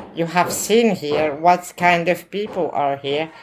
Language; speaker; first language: English; non-native, learner; Arabic